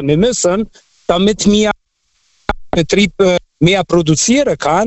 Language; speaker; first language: German; non-native, fluent; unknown